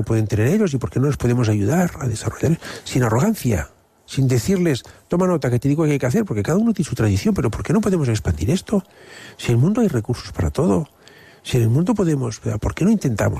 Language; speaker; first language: Spanish; non-native, local second language; Catalan